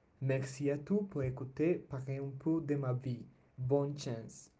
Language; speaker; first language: French; non-native, learner; Spanish